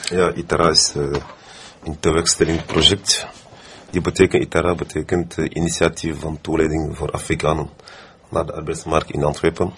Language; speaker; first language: Dutch; non-native, fluent; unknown